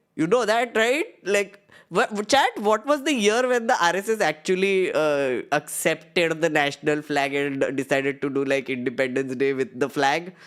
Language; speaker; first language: English; non-native, local second language; Hindi